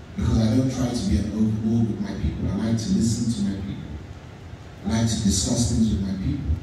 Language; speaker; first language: English; native; English